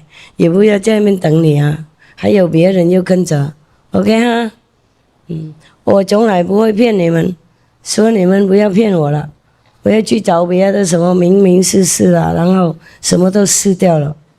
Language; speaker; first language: Chinese; non-native, fluent; Vietnamese